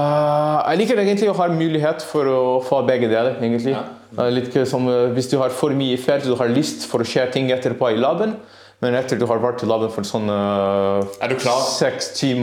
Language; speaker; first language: Norwegian; non-native, learner; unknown